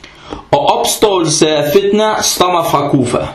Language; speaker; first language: Danish; early bilingual, other home language; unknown